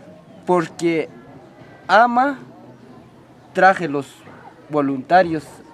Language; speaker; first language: Spanish; non-native, local second language; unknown